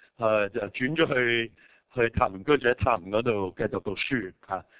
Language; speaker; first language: Cantonese; native; Cantonese